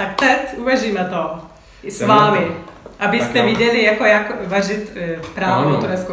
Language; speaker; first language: Czech; non-native, learner; Turkish